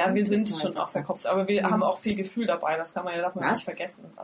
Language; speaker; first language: German; native; German